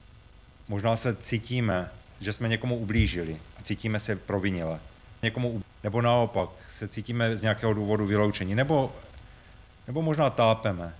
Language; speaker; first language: Czech; native; Czech